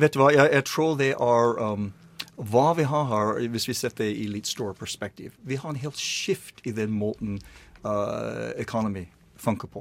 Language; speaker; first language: Norwegian; non-native, learner; English